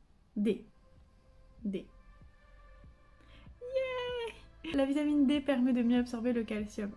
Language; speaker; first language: French; native; French